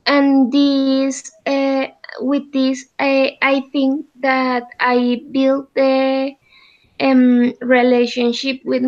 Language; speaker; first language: English; non-native, learner; Spanish